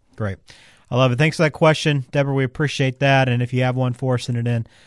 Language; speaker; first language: English; native; English